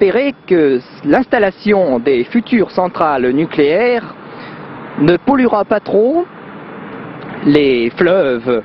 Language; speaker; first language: French; native; French